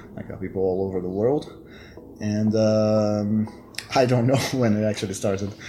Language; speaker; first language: English; non-native, fluent; Portuguese